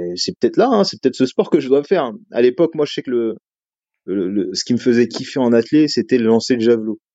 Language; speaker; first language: French; native; French